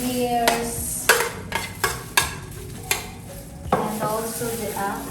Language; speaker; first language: English; non-native, learner; Filipino